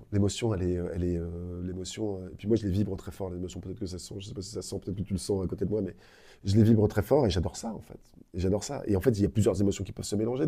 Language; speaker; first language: French; native; French